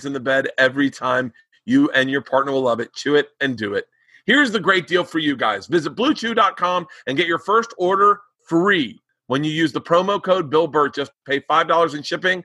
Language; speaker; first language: English; native; English